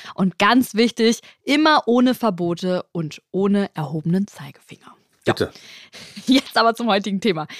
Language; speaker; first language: German; non-native, fluent; Spanish